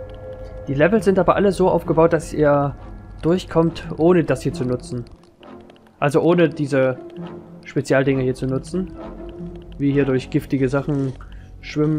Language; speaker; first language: German; native; German